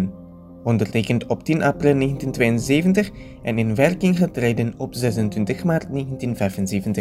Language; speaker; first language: Dutch; non-native, fluent; Indonesian